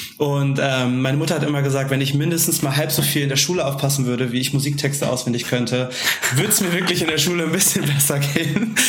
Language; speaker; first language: German; native; German